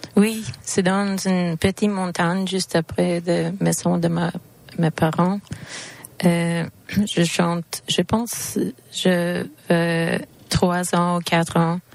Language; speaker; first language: French; non-native, learner; Swedish